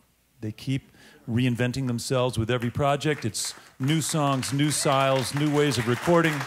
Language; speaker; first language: English; native; English